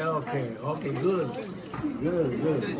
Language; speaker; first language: English; non-native, learner; Japanese